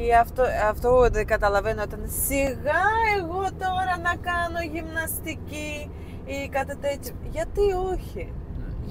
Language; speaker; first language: Greek; non-native, fluent; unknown